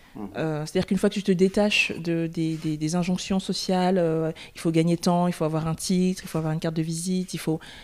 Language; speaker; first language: French; native; French